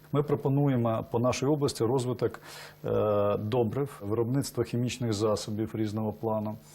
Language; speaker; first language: Ukrainian; native; Ukrainian